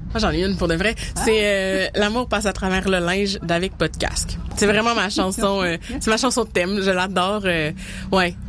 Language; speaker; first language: French; native; French